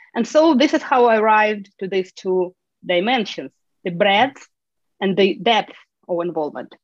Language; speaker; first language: English; non-native, fluent; Ukrainian